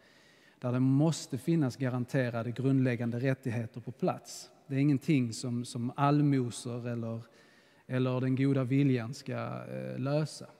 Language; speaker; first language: Swedish; native; Swedish